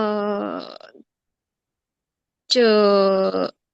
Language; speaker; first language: Chinese; non-native, learner; Indonesian